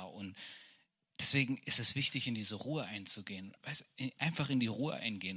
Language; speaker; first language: German; native; German